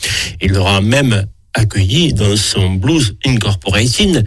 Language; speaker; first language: French; native; French